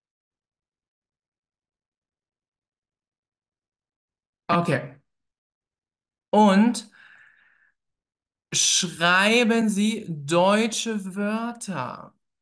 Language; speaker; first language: German; native; German